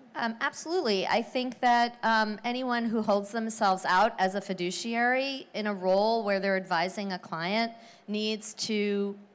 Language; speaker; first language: English; native; English